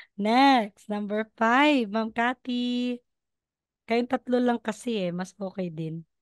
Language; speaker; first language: Filipino; non-native, local second language; Cebuano